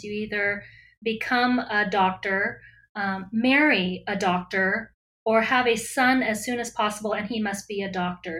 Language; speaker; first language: English; native; English